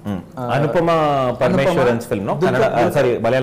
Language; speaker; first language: Telugu; native; Telugu